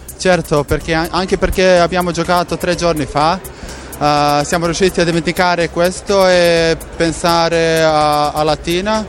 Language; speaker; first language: Italian; non-native, fluent; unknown